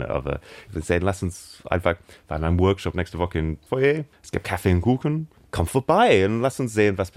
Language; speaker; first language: German; non-native, learner; English